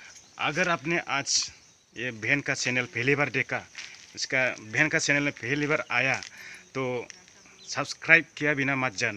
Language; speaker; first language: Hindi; non-native, local second language; Bodo